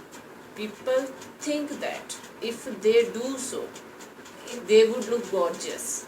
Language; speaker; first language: English; non-native, local second language; Hindi